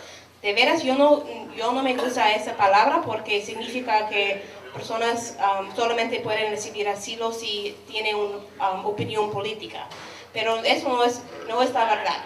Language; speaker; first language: Spanish; non-native, fluent; English